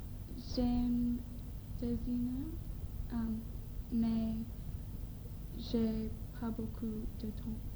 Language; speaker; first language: French; non-native, learner; English